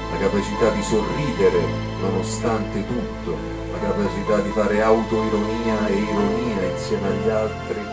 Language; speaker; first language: Italian; native; Italian